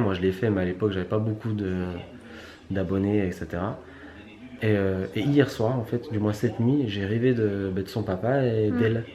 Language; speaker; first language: French; native; French